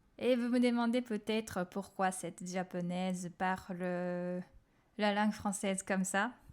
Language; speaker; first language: French; non-native, fluent; Japanese